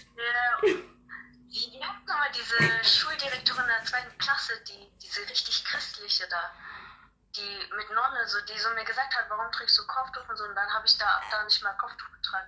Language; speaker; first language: German; early bilingual, other home language; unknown